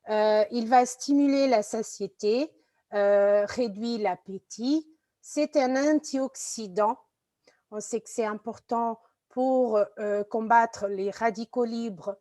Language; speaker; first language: French; non-native, fluent; Portuguese